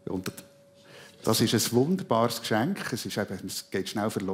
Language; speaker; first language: German; native; German